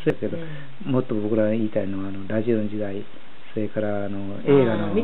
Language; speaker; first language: Japanese; native; Japanese